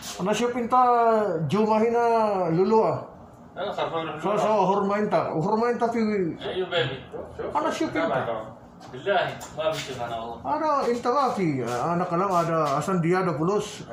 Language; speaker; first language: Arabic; non-native, learner; Filipino